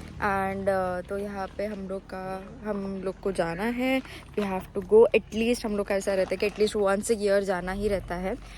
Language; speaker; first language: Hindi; non-native, local second language; Marathi